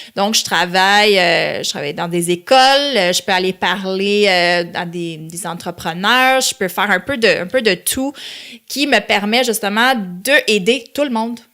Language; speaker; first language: French; non-native, local second language; Italian